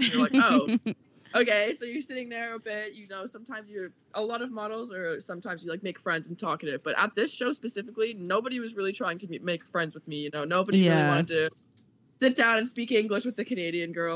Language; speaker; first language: English; native; English